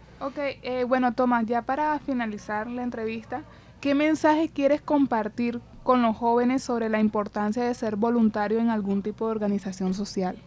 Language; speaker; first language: Spanish; native; Spanish